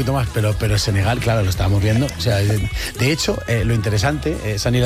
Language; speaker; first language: Spanish; native; Spanish